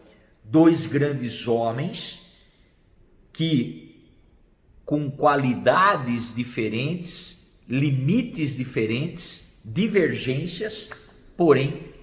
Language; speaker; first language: Portuguese; native; Portuguese